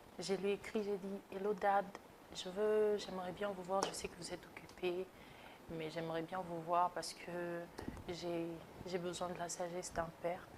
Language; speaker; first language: French; non-native, local second language; Lingala